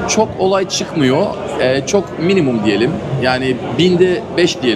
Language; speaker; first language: Turkish; native; Turkish